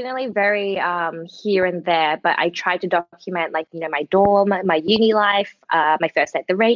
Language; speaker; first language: English; native; English